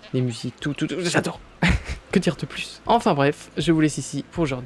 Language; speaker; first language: French; native; French